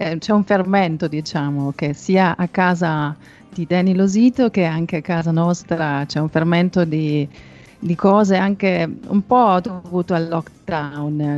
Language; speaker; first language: Italian; non-native, fluent; German